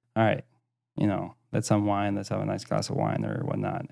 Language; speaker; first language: English; early bilingual, other home language; Spanish